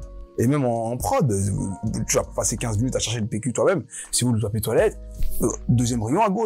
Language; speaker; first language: French; native; French